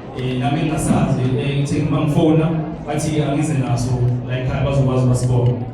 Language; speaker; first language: Zulu; native; Zulu